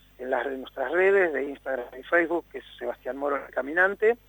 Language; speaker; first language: Spanish; native; Spanish